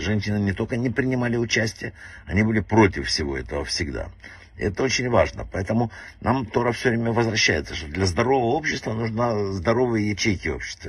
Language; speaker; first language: Russian; native; Russian